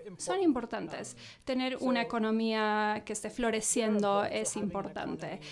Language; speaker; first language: Spanish; non-native, fluent; English